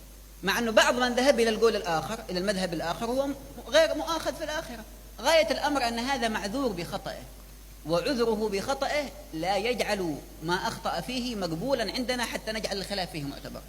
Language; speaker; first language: Arabic; native; Arabic